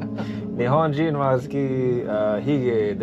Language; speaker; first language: Japanese; non-native, learner; English